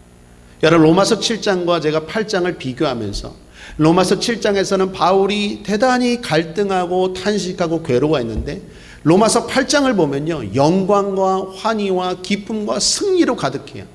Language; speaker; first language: Korean; native; Korean